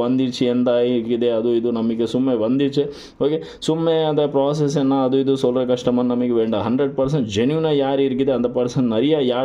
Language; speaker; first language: Tamil; non-native, local second language; Malayalam